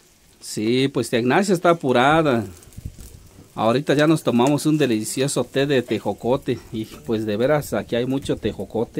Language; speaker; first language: Spanish; native; Spanish